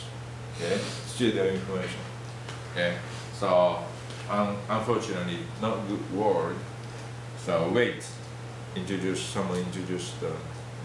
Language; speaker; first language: English; non-native, fluent; Japanese